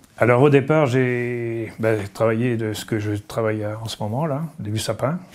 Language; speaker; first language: French; native; French